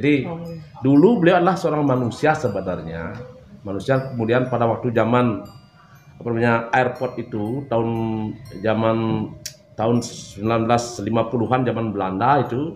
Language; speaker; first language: Indonesian; non-native, local second language; Balinese